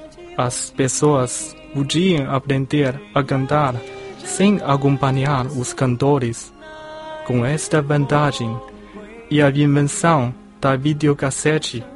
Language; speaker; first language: Portuguese; non-native, fluent; Chinese